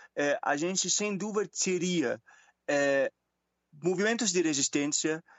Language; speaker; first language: Portuguese; non-native, fluent; German